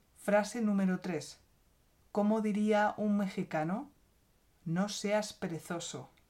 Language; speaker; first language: Spanish; native; Spanish